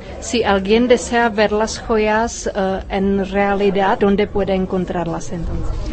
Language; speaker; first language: Spanish; non-native, fluent; Czech